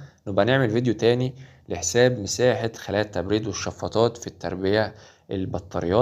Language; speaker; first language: Arabic; native; Arabic